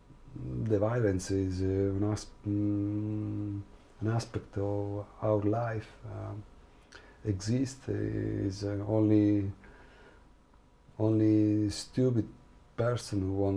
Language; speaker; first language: English; non-native, learner; Italian